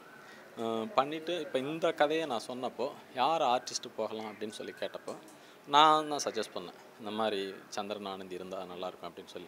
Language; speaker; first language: Tamil; native; Tamil